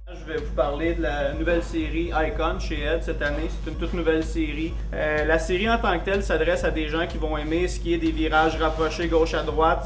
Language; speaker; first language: French; native; French